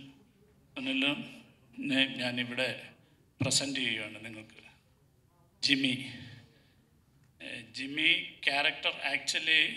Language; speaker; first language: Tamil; non-native, learner; Malayalam